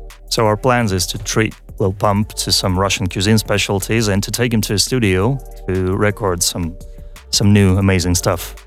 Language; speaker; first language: English; non-native, fluent; Russian